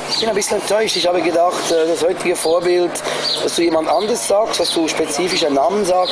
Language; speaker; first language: German; native; German